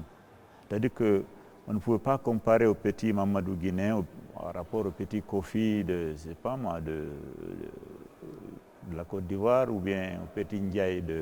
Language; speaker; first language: French; non-native, local second language; Fula